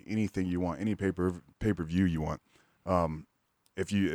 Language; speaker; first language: English; native; English